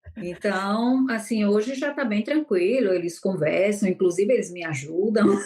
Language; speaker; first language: Portuguese; native; Portuguese